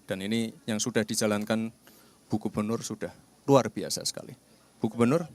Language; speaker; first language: Indonesian; native; Indonesian